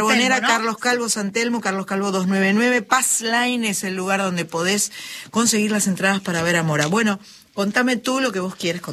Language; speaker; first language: Spanish; native; Spanish